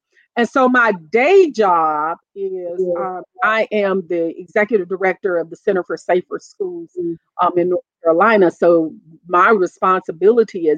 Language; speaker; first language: English; native; English